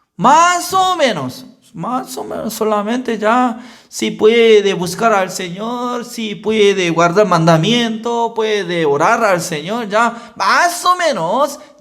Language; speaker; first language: Spanish; non-native, learner; Korean